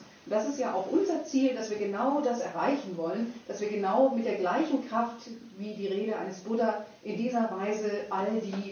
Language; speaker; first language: German; native; German